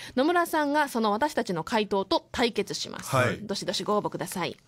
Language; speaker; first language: Japanese; native; Japanese